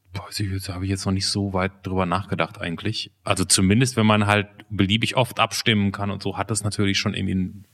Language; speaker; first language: German; native; German